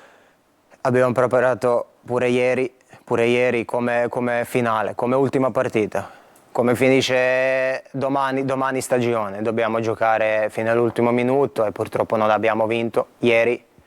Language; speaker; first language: Italian; non-native, fluent; Croatian